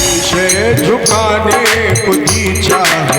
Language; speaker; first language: Hindi; native; Hindi